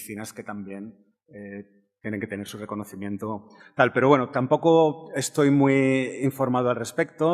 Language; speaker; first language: Spanish; native; Spanish